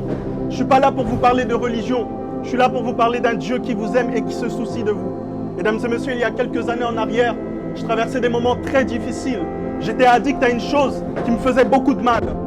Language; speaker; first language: French; native; French